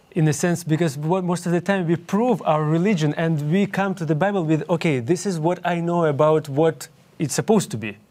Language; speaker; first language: English; non-native, fluent; Ukrainian